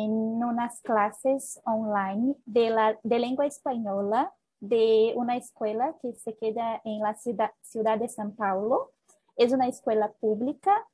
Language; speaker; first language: Spanish; non-native, fluent; Portuguese